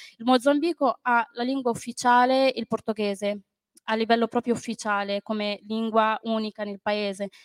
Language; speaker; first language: Italian; early bilingual, other home language; Arabic